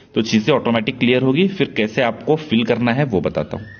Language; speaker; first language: Hindi; non-native, local second language; Marathi